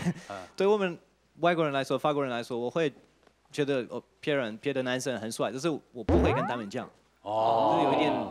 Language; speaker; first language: Chinese; non-native, learner; French